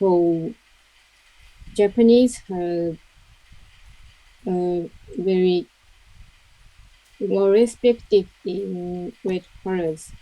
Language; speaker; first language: English; non-native, learner; Japanese